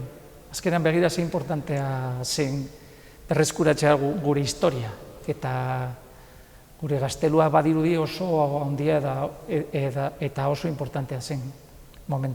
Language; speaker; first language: Basque; non-native, local second language; Spanish